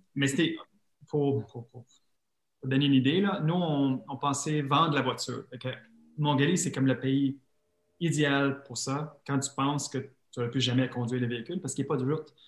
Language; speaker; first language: French; non-native, fluent; English